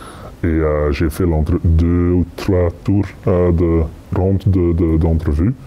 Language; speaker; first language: French; non-native, fluent; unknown